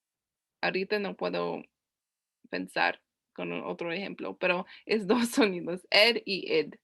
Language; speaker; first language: Spanish; non-native, learner; English